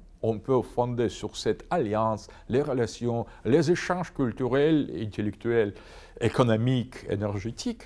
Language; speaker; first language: French; non-native, fluent; Russian